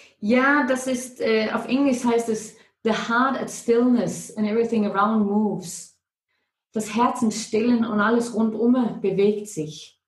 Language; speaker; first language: German; non-native, fluent; Danish